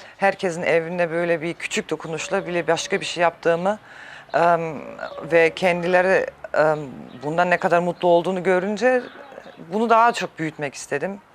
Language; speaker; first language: Turkish; early bilingual, heritage; Turkish